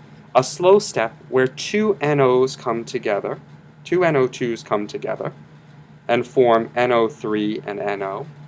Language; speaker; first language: English; native; English